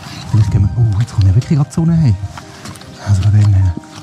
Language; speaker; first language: German; native; German